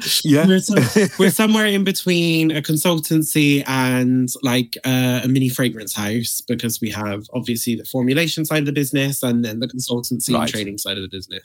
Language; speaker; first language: English; native; English